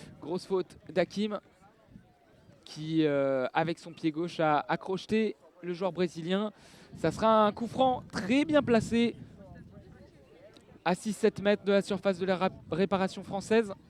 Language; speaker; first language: French; native; French